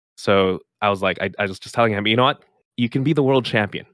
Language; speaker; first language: English; non-native, local second language; Filipino